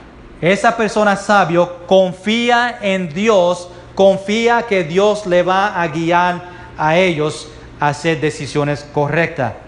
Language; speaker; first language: Spanish; early bilingual, heritage; Spanish